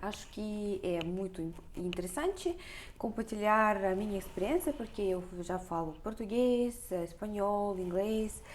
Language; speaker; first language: Portuguese; non-native, fluent; Russian